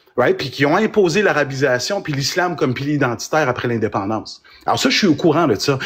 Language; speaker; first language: French; early bilingual, other home language; Arabic